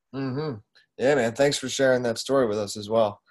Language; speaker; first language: English; native; English